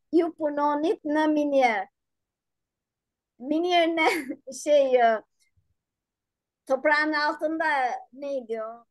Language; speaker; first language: Turkish; non-native, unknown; Albanian